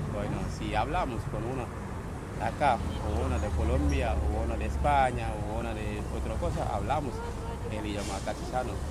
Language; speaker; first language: Spanish; non-native, fluent; Wolof